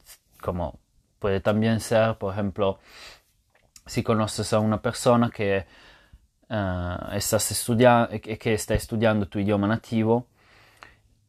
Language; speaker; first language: Spanish; non-native, fluent; Italian